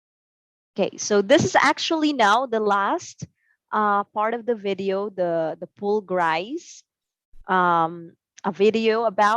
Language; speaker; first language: English; non-native, local second language; Cebuano